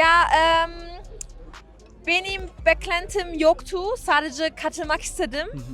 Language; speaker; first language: Turkish; non-native, fluent; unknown